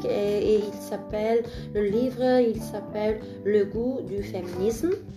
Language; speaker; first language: French; non-native, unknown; German